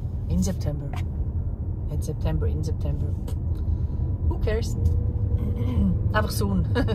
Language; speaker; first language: English; non-native, fluent; German